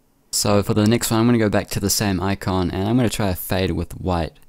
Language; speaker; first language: English; native; English